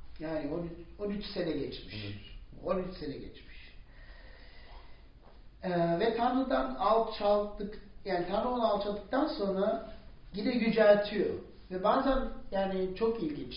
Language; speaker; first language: Turkish; non-native, fluent; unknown